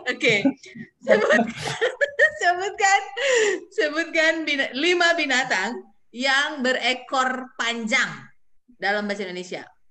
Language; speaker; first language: Indonesian; native; Indonesian